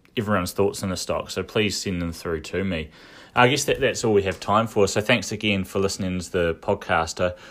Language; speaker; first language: English; native; English